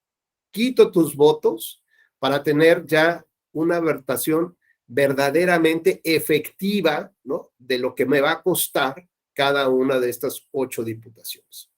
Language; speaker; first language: Spanish; native; Spanish